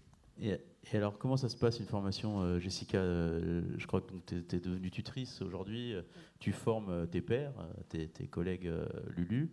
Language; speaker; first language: French; native; French